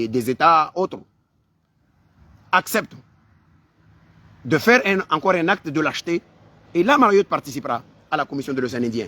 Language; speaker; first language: French; non-native, local second language; Comorian